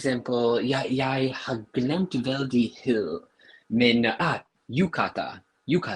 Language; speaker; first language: Danish; non-native, fluent; English